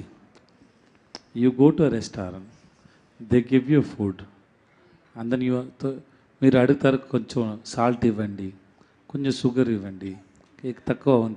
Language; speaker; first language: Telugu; non-native, learner; Tamil